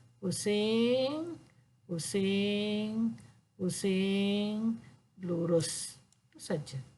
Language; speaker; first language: Malay; non-native, local second language; Tamil